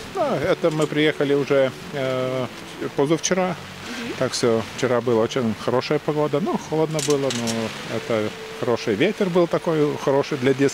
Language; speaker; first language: Russian; non-native, local second language; Lithuanian